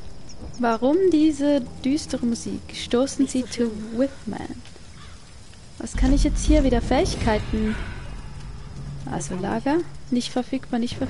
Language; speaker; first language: German; native; German